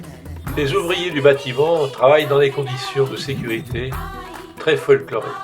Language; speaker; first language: French; native; French